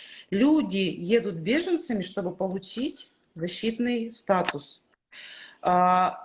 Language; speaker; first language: Russian; native; Russian